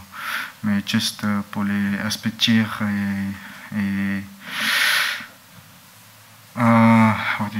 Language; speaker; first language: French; non-native, learner; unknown